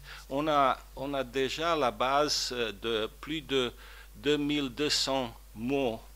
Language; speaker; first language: French; non-native, fluent; Croatian